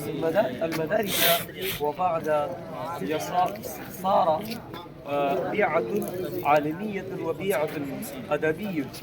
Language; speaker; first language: Arabic; non-native, learner; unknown